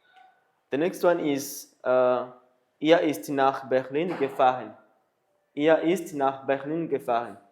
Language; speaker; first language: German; non-native, learner; Kinyarwanda